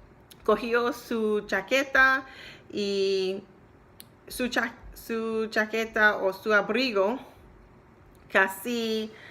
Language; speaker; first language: Spanish; non-native, learner; English